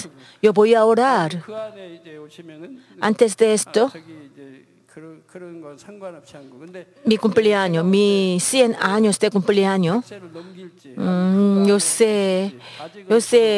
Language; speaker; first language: Spanish; non-native, fluent; Korean